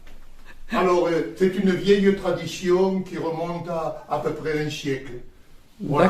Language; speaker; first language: French; native; French